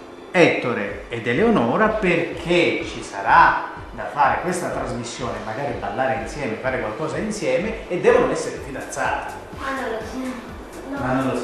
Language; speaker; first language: Italian; native; Italian